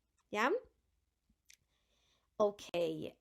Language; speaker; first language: Welsh; non-native, local second language; English